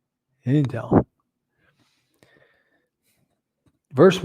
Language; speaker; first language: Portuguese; non-native, fluent; English